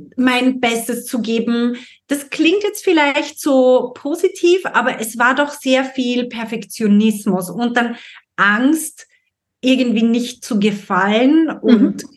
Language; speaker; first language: German; native; German